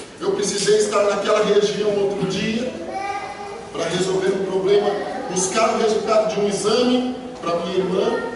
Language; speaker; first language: Portuguese; native; Portuguese